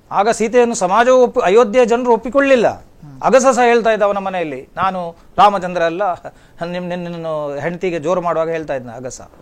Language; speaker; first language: Kannada; non-native, local second language; Konkani